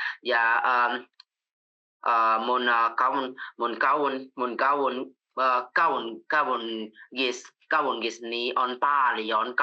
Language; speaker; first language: Finnish; non-native, learner; Vietnamese